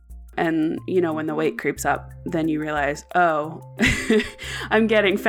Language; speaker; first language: English; native; English